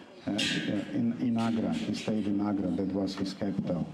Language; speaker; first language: English; non-native, fluent; Romanian